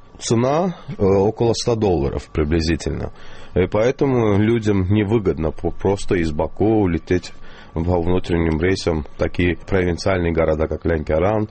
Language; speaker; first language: Russian; non-native, local second language; Azerbaijani